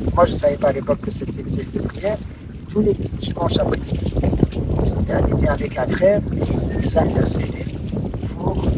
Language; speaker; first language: French; non-native, local second language; Arabic